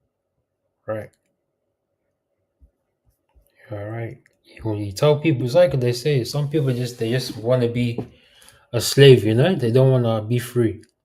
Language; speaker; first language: English; early bilingual, heritage; Arabic